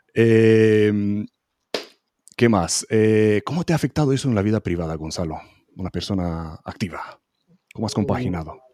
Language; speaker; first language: Spanish; non-native, fluent; Hebrew